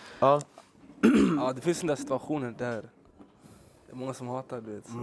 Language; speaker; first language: Swedish; early bilingual, other home language; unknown